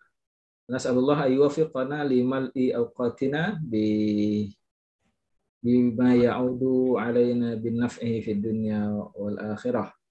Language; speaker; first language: Arabic; non-native, fluent; Indonesian